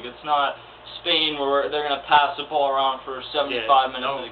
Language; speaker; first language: English; native; English